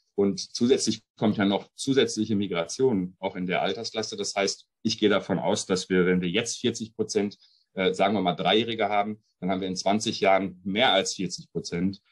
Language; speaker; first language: German; early bilingual, other home language; Arabic